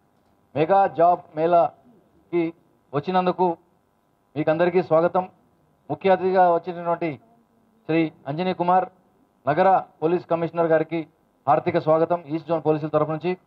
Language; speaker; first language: Telugu; native; Telugu